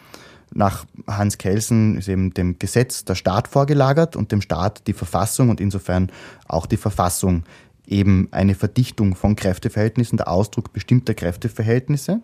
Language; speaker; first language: German; native; German